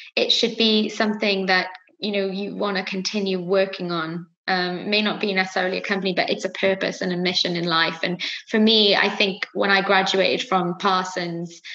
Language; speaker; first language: English; native; English